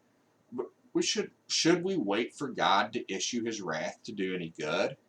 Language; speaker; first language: English; native; English